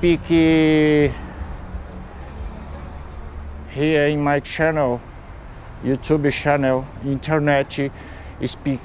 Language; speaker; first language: English; non-native, learner; Portuguese